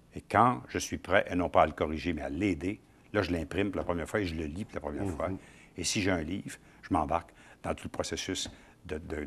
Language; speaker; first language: French; native; French